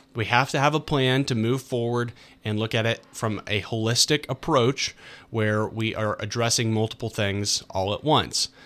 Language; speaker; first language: English; native; English